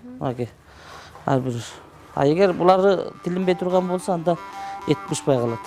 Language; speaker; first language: Kyrgyz; native; Kyrgyz